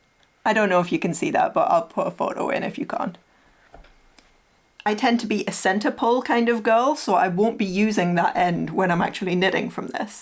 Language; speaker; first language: English; native; English